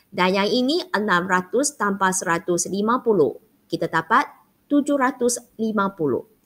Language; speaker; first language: Malay; non-native, local second language; Chinese